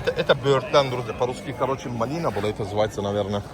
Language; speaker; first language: Russian; non-native, learner; Turkish